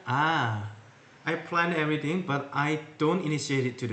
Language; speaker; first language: English; non-native, learner; Korean